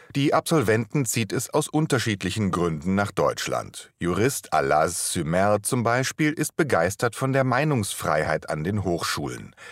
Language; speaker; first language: German; native; German